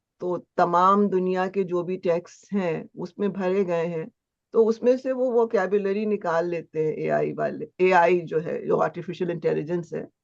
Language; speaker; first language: Hindi; native; Hindi